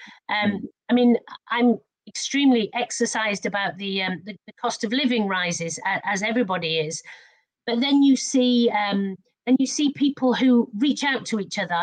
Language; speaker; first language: English; native; English